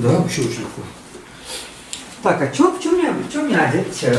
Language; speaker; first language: Russian; native; Russian